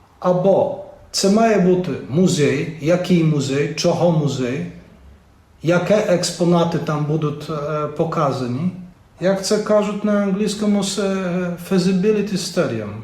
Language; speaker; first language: Ukrainian; non-native, fluent; Polish